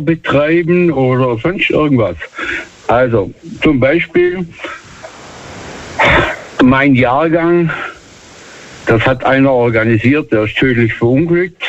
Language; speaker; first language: German; native; German